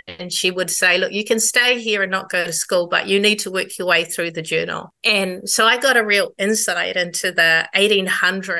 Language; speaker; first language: English; native; English